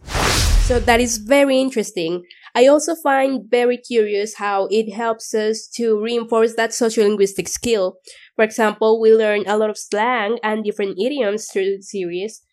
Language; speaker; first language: English; non-native, fluent; Spanish